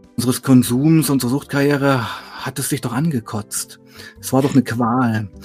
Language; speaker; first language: German; native; German